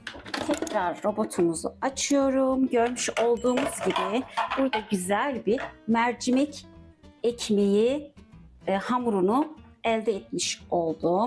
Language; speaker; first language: Turkish; native; Turkish